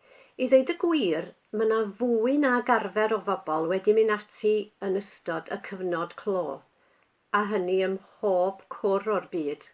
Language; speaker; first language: Welsh; native; Welsh